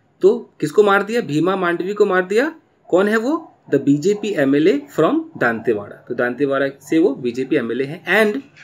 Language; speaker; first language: Hindi; native; Hindi